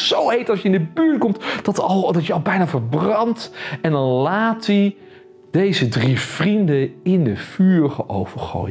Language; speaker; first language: Dutch; native; Dutch